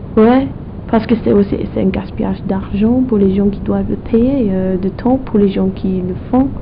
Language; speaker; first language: French; non-native, fluent; English